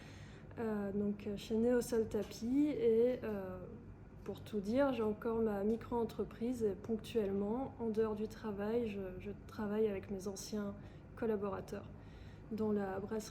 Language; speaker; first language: French; native; French